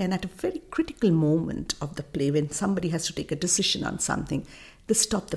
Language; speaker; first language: English; non-native, local second language; Bangla